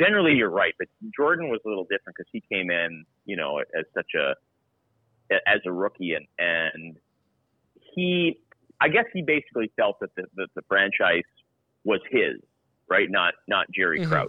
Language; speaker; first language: English; native; English